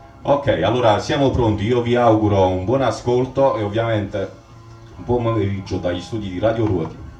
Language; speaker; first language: Italian; native; Italian